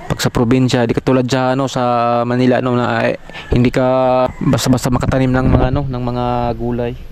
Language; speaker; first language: Filipino; non-native, local second language; Cebuano